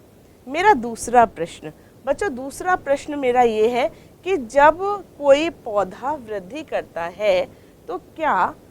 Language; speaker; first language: Hindi; native; Hindi